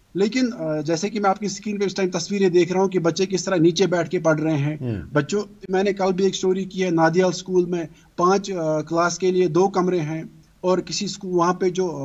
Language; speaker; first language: Urdu; native; Urdu